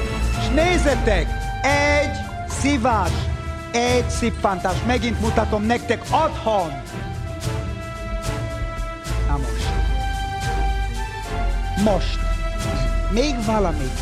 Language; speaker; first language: Hungarian; early bilingual, heritage; Hebrew